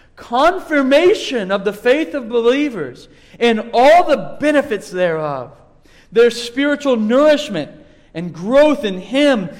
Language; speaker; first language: English; native; English